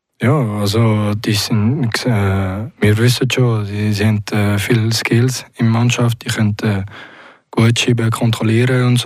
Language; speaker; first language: German; non-native, local second language; French